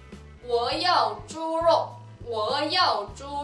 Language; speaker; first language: Chinese; non-native, fluent; Korean